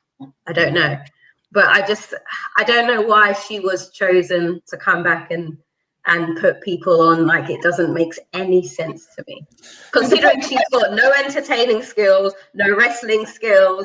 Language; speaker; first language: English; native; English